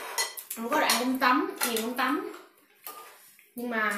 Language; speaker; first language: Russian; non-native, learner; Vietnamese